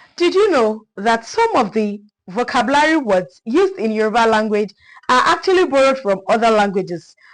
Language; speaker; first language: English; non-native, local second language; Yoruba